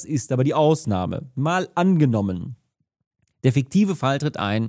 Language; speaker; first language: German; native; German